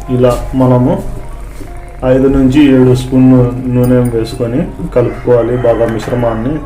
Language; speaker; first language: Telugu; non-native, local second language; Urdu